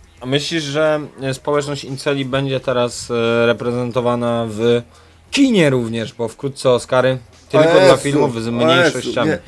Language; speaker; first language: Polish; native; Polish